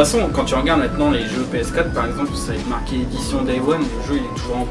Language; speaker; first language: French; native; French